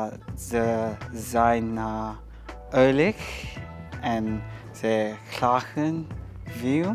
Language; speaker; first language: Dutch; non-native, learner; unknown